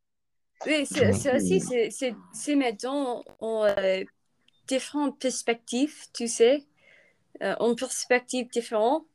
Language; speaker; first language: French; non-native, learner; English